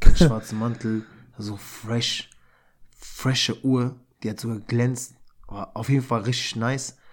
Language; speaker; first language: German; early bilingual, other home language; Albanian